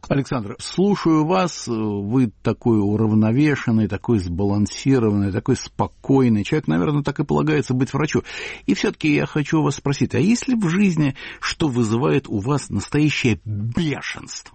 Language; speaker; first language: Russian; native; Russian